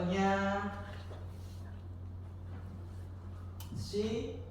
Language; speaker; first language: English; non-native, learner; Indonesian